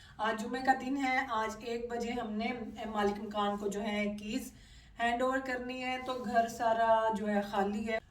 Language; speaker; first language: Urdu; non-native, local second language; Punjabi